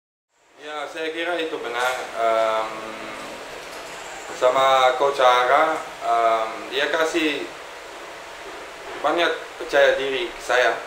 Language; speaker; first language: Indonesian; non-native, fluent; Dutch